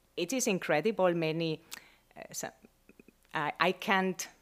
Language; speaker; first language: English; non-native, learner; Spanish